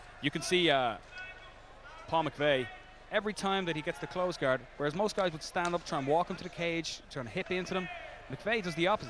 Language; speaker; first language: English; native; English